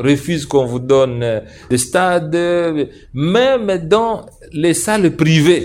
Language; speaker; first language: French; non-native, local second language; Swahili